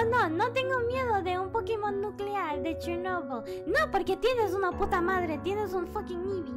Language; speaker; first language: Spanish; non-native, learner; English